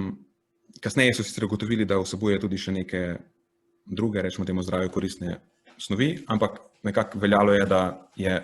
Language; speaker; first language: Slovenian; native; Slovenian